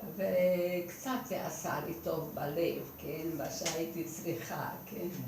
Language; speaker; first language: Hebrew; non-native, fluent; Hungarian